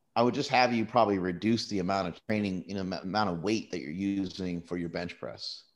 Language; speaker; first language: English; native; English